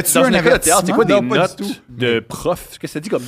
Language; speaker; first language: French; native; French